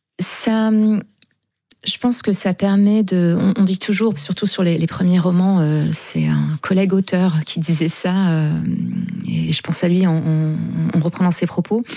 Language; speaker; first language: French; non-native, local second language; Arabic